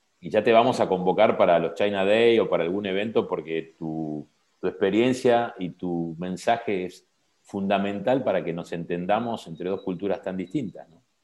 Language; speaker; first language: Spanish; native; Spanish